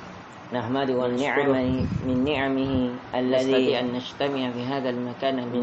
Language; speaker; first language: Arabic; non-native, fluent; Indonesian